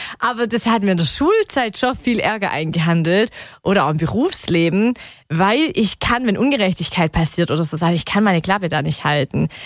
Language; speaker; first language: German; native; German